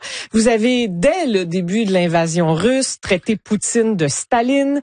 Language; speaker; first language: French; native; French